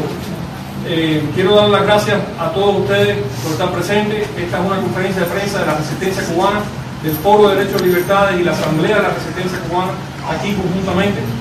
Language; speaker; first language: Spanish; native; Spanish